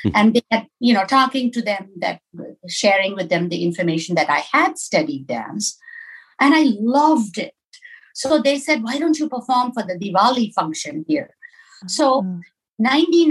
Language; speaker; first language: English; non-native, local second language; Tamil